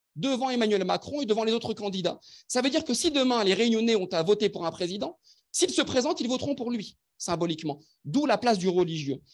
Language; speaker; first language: French; non-native, local second language; Arabic